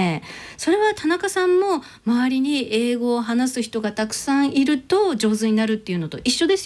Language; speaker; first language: Japanese; native; Japanese